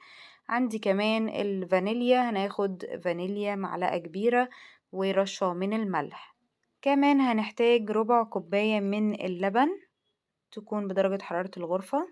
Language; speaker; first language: Arabic; native; Arabic